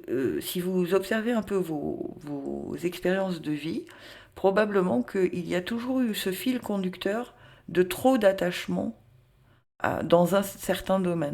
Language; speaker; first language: French; native; French